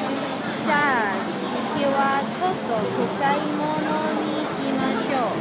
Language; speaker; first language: Japanese; non-native, learner; Cantonese